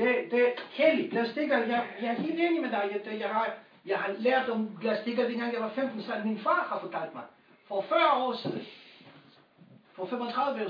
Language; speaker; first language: Danish; non-native, fluent; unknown